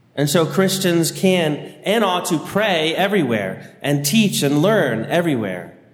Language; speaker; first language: English; native; English